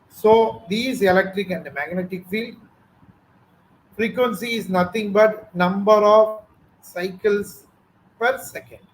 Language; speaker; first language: English; non-native, local second language; Tamil